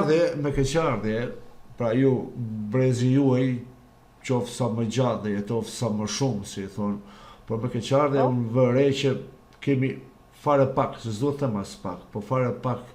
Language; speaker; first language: Albanian; native; Albanian